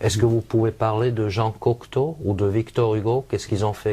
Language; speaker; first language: French; non-native, fluent; English